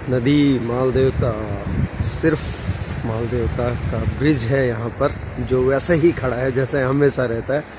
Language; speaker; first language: Hindi; native; Hindi